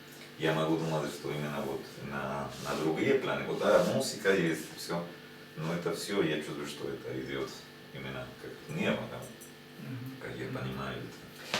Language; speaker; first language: Russian; non-native, learner; Spanish